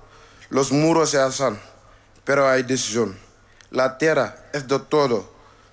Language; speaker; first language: Spanish; non-native, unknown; Wolof